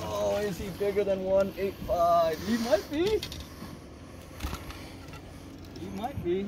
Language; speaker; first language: English; native; English